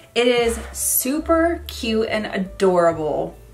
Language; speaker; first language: English; native; English